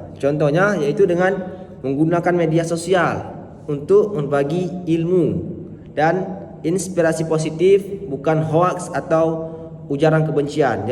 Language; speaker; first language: Malay; non-native, local second language; Achinese